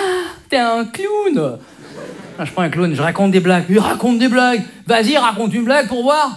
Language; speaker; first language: French; early bilingual, other home language; Arabic